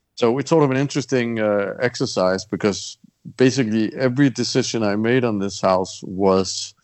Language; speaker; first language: English; non-native, fluent; Danish